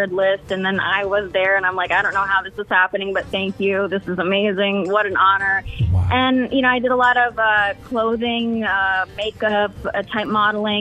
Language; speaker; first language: English; native; English